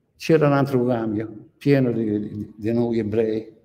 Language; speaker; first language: Italian; native; Italian